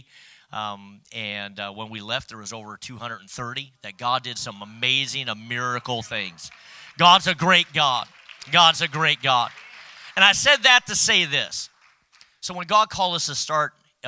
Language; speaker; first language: English; native; English